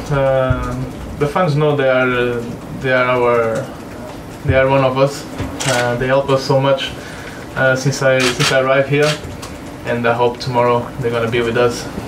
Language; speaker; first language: English; non-native, fluent; Portuguese